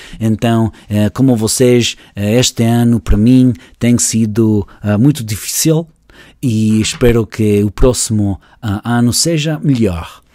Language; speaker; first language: Portuguese; non-native, learner; English